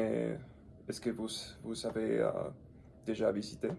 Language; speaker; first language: French; non-native, learner; English